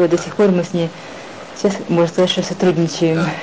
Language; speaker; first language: Russian; non-native, local second language; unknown